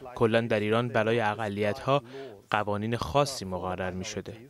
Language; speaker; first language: Persian; early bilingual, heritage; Arabic